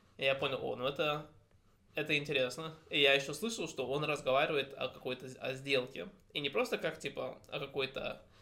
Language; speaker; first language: Russian; early bilingual, heritage; Russian